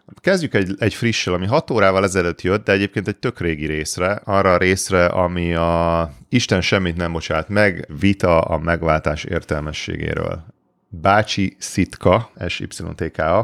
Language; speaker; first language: Hungarian; native; Hungarian